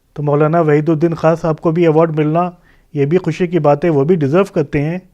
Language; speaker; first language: Urdu; native; Urdu